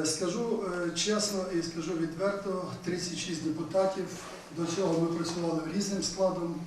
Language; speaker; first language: Ukrainian; native; Ukrainian